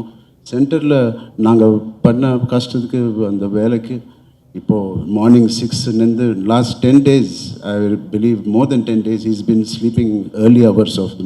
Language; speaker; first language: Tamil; non-native, learner; Telugu